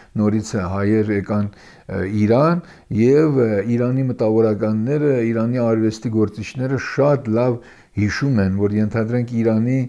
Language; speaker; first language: Armenian; early bilingual, heritage; Armenian